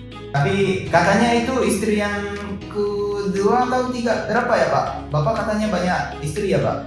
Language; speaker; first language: Indonesian; non-native, fluent; Japanese